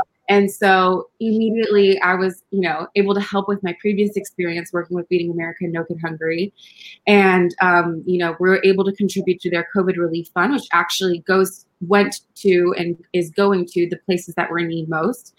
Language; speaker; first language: English; early bilingual, other home language; Spanish